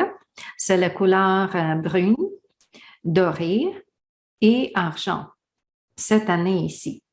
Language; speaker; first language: French; non-native, learner; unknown